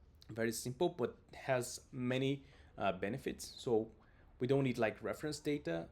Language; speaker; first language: English; non-native, fluent; Portuguese